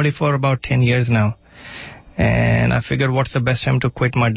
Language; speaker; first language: English; non-native, local second language; Marathi